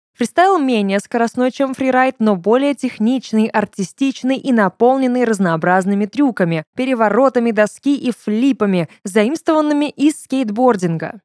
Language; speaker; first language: Russian; native; Russian